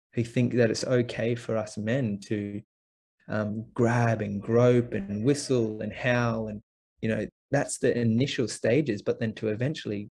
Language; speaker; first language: English; native; English